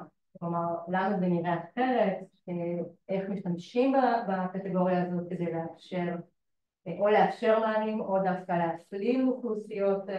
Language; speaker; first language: Hebrew; native; Hebrew